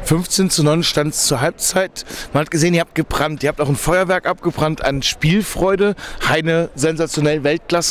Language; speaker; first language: German; native; German